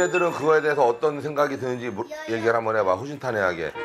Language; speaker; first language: Korean; native; Korean